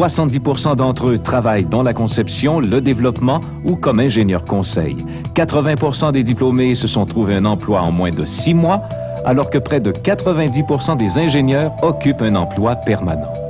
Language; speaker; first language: French; native; French